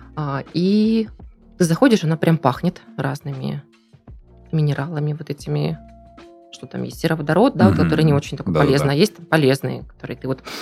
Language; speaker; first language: Russian; native; Russian